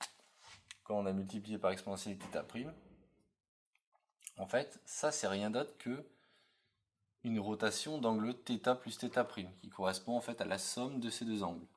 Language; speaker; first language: French; native; French